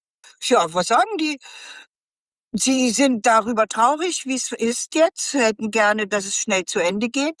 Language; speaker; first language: German; native; German